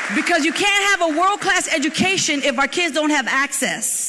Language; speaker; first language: English; native; English